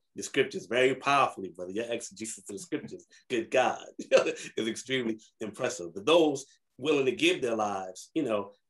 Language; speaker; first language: English; native; English